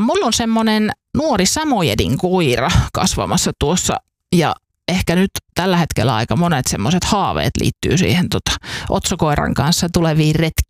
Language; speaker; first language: Finnish; native; Finnish